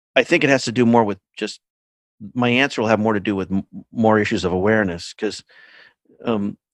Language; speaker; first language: English; native; English